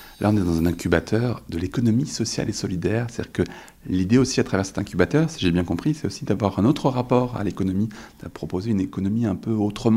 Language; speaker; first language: French; native; French